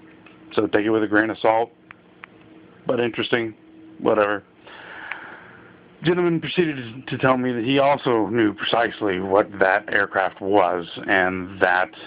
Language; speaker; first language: English; native; English